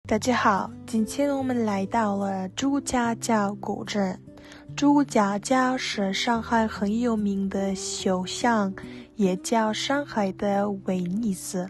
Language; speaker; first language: Chinese; non-native, learner; Russian